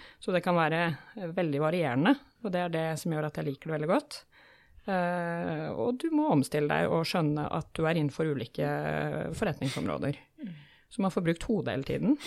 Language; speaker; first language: Norwegian; native; Norwegian